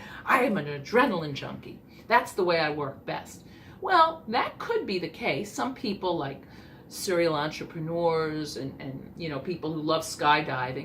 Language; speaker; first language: English; native; English